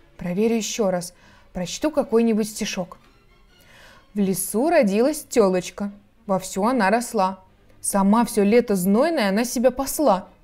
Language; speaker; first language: Russian; native; Russian